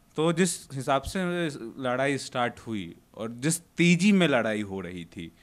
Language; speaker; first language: Hindi; native; Hindi